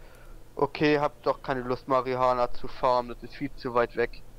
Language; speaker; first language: German; native; German